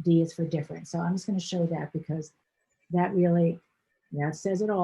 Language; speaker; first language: English; native; English